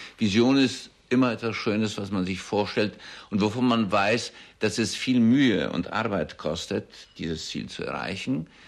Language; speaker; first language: German; early bilingual, heritage; German